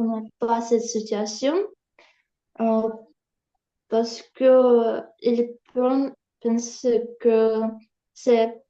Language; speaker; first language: French; non-native, learner; Ukrainian